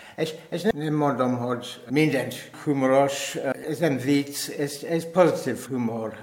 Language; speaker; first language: Hungarian; non-native, learner; English